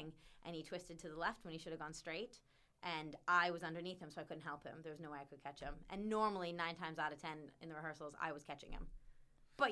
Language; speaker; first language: English; native; English